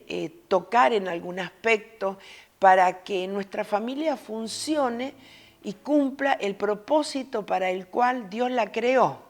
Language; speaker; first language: Spanish; native; Spanish